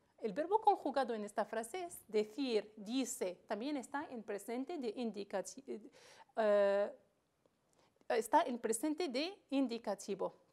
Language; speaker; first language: Spanish; non-native, fluent; Arabic